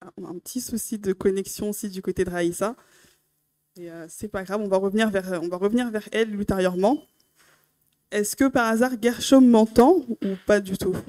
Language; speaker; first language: French; native; French